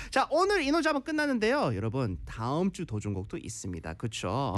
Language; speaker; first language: Korean; native; Korean